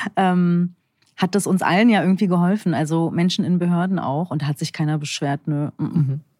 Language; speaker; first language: German; early bilingual, other home language; Turkish